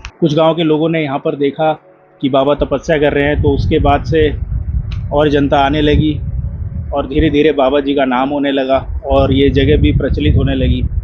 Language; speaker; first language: Hindi; native; Hindi